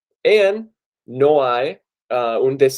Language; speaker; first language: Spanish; non-native, fluent; English